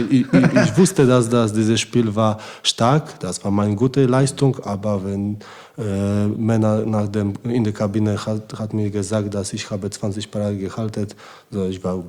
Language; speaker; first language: German; non-native, learner; Polish